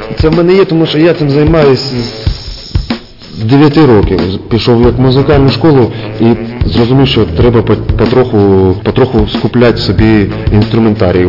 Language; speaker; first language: Ukrainian; native; Ukrainian